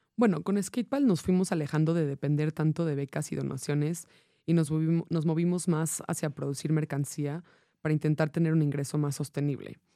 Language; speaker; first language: Spanish; non-native, fluent; English